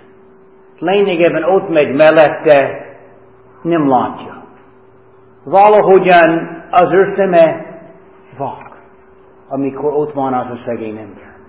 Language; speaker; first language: Hungarian; non-native, fluent; English